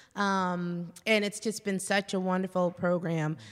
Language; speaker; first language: English; native; English